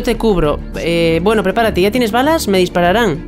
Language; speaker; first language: Spanish; native; Spanish